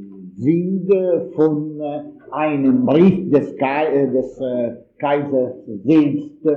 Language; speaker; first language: German; non-native, fluent; Italian